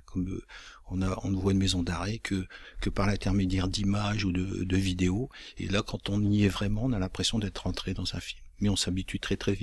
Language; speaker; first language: French; native; French